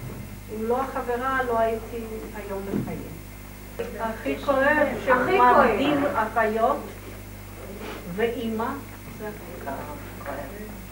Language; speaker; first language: Hebrew; non-native, fluent; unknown